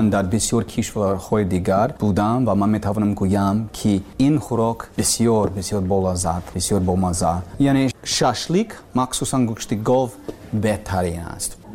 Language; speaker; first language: Persian; non-native, learner; English